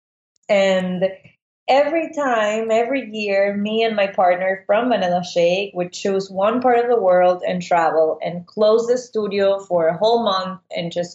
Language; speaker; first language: English; non-native, fluent; Spanish